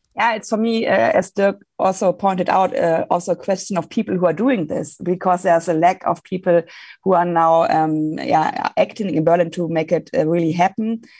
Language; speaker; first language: English; non-native, fluent; German